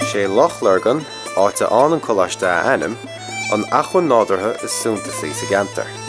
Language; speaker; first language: Irish; native; Irish